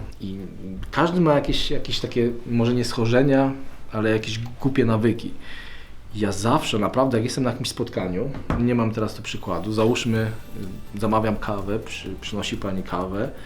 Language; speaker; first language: Polish; native; Polish